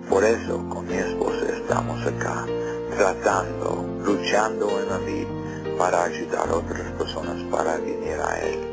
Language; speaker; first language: Spanish; non-native, fluent; English